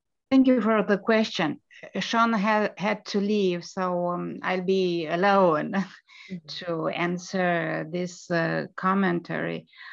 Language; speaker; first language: English; non-native, fluent; Romanian